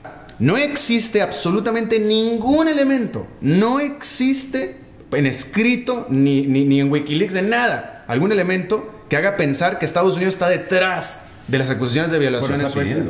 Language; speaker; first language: Spanish; native; Spanish